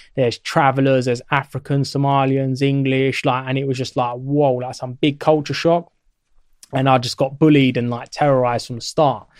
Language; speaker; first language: English; native; English